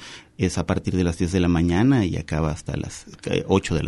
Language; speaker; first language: Spanish; native; Spanish